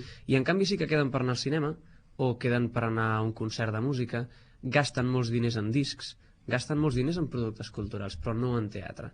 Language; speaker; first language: Catalan; native; Catalan